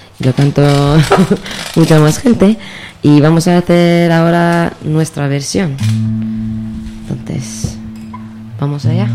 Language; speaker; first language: Spanish; non-native, fluent; English